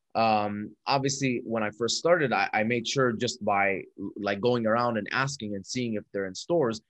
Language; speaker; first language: English; non-native, fluent; Arabic